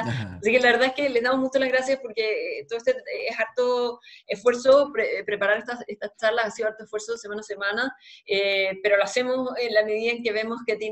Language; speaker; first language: Spanish; native; Spanish